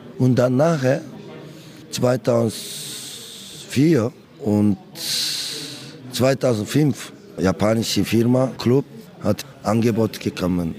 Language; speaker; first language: German; non-native, learner; Korean